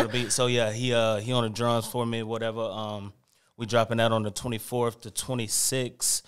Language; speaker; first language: English; native; English